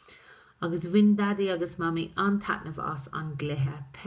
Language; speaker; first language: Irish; non-native, local second language; English